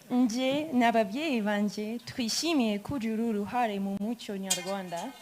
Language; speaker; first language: Kinyarwanda; non-native, learner; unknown